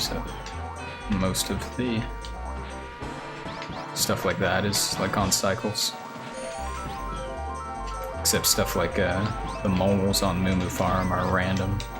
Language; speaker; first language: English; native; English